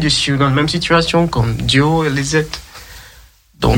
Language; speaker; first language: French; non-native, learner; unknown